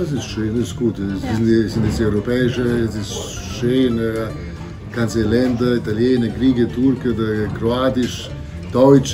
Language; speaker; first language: German; non-native, learner; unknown